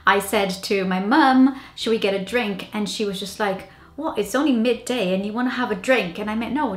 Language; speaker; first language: English; non-native, fluent; Portuguese